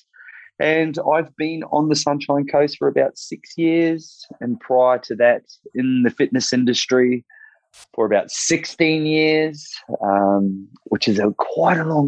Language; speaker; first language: English; native; English